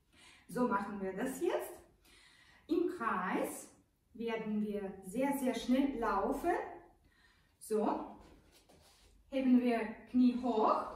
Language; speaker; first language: German; non-native, learner; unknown